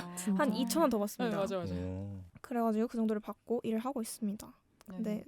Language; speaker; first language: Korean; native; Korean